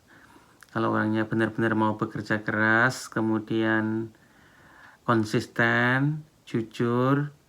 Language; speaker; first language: Indonesian; non-native, local second language; Javanese